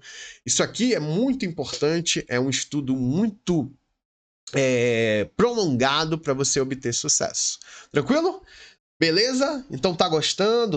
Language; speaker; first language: Portuguese; native; Portuguese